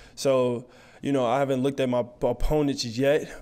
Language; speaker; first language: English; native; English